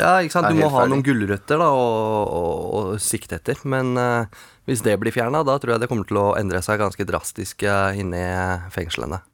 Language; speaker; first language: Norwegian; native; Norwegian